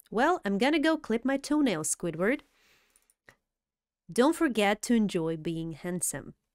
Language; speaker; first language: English; non-native, fluent; Russian